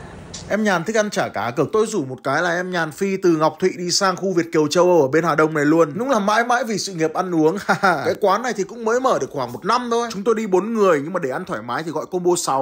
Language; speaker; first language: Vietnamese; native; Vietnamese